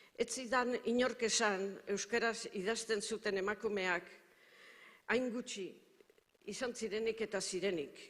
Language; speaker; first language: Basque; native; Basque